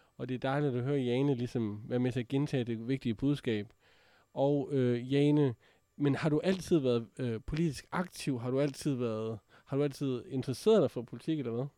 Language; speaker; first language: Danish; native; Danish